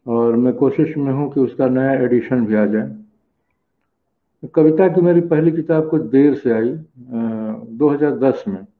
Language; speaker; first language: Hindi; native; Hindi